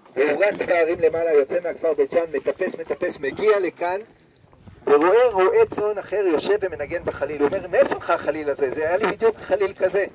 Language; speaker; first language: Hebrew; native; Hebrew